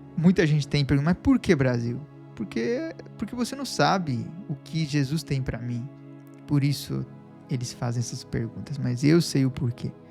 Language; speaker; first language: Portuguese; non-native, fluent; Bangla